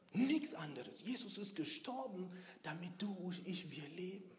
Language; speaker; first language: German; non-native, fluent; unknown